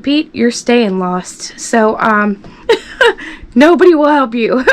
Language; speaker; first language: English; native; English